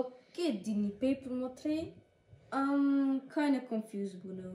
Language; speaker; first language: Nepali; early bilingual, heritage; Nepali